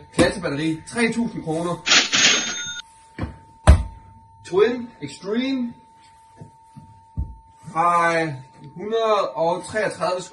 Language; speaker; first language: Danish; native; Danish